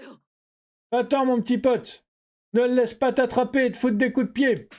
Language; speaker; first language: French; native; French